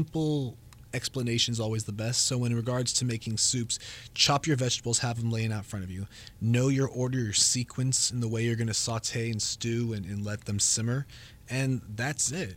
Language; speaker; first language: English; native; English